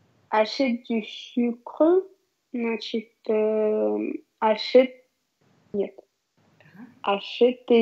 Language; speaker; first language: French; non-native, learner; Russian